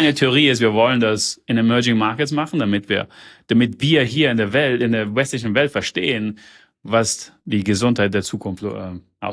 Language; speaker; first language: German; early bilingual, heritage; German